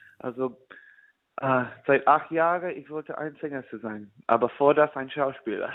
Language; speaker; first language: German; non-native, learner; English